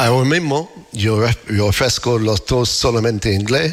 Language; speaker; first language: Spanish; non-native, learner; English